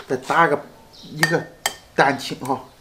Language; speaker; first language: Chinese; native; Chinese